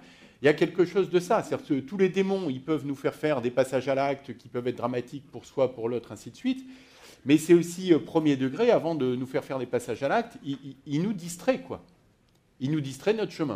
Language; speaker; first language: French; native; French